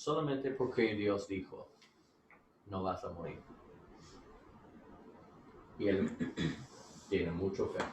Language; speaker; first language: Spanish; non-native, learner; English